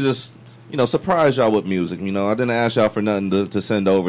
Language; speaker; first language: English; native; English